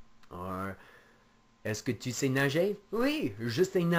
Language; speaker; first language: French; non-native, fluent; English